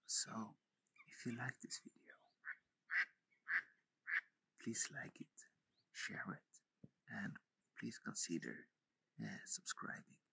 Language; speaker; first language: English; non-native, fluent; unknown